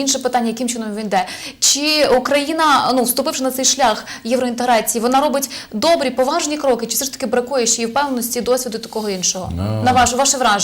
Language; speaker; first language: Ukrainian; native; Ukrainian